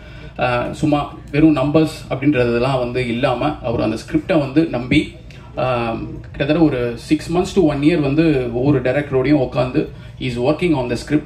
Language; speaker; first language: Tamil; native; Tamil